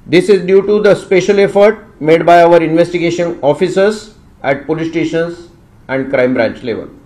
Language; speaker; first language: English; non-native, local second language; Marathi